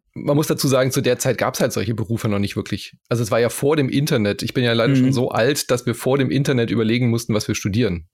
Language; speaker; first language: German; native; German